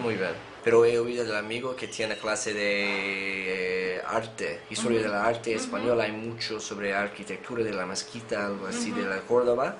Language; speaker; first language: Spanish; non-native, learner; English